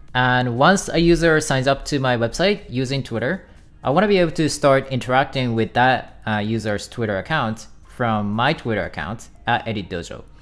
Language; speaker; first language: English; non-native, fluent; Japanese